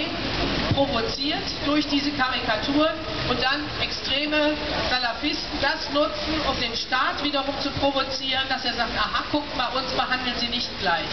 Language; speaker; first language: German; native; German